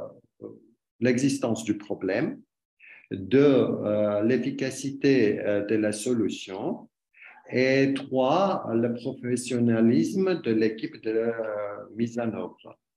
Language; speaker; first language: French; non-native, learner; Armenian